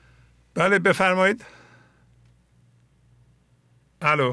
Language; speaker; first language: Persian; native; Persian